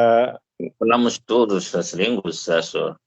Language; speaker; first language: Portuguese; non-native, fluent; English